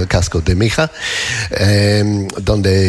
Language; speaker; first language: Spanish; non-native, learner; English